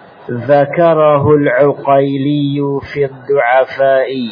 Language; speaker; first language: Arabic; non-native, fluent; Indonesian